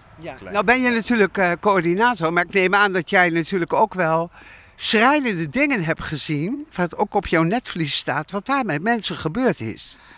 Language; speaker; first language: Dutch; native; Dutch